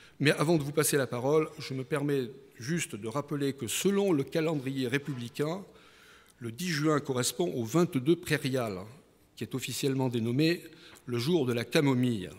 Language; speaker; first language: French; native; French